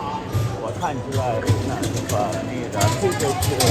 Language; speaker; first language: Chinese; non-native, learner; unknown